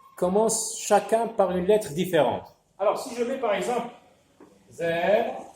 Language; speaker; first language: French; non-native, local second language; Arabic